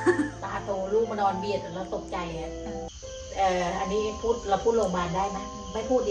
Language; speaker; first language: Thai; native; Thai